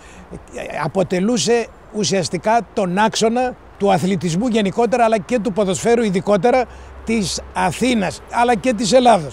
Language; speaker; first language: Greek; native; Greek